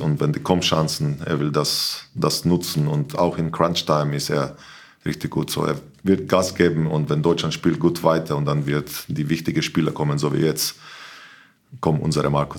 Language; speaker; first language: German; non-native, learner; Slovenian